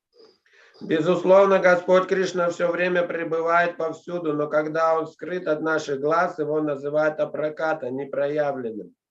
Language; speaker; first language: Russian; native; Russian